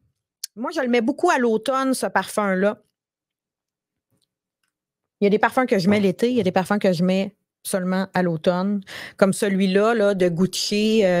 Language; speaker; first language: French; native; French